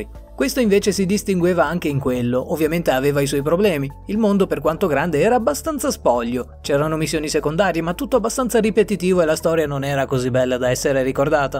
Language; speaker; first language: Italian; native; Italian